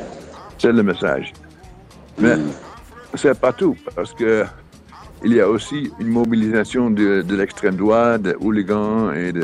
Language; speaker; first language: French; non-native, fluent; Dutch